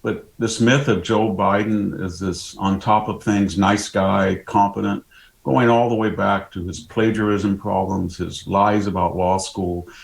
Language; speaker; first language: English; native; English